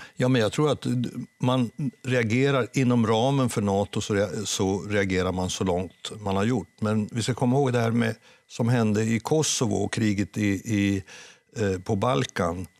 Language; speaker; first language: Swedish; native; Swedish